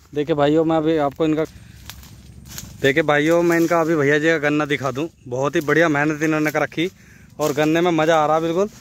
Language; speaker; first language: Hindi; native; Hindi